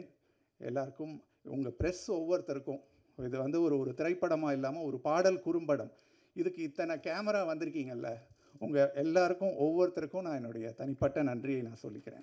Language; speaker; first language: Tamil; native; Tamil